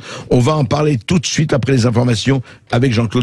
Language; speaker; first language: French; native; French